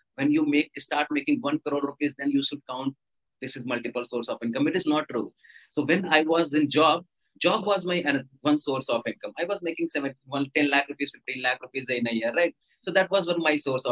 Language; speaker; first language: English; non-native, local second language; Hindi